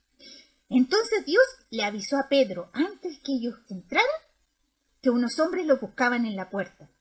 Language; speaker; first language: Spanish; native; Spanish